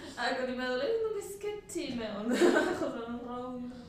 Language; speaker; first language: Welsh; non-native, learner; Spanish